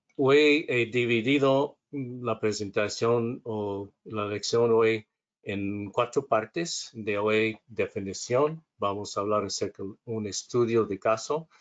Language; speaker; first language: Spanish; non-native, learner; English